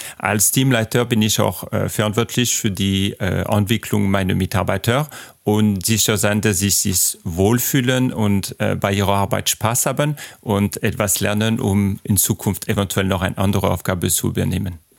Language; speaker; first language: German; non-native, fluent; French